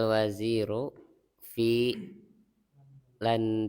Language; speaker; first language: Arabic; non-native, learner; Indonesian